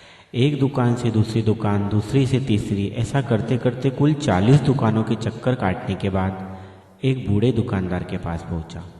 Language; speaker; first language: Hindi; native; Hindi